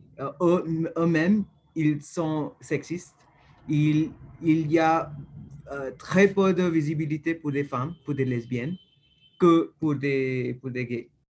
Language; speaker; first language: French; non-native, learner; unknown